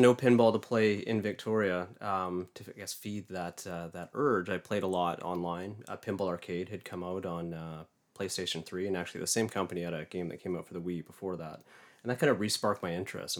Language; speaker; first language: English; native; English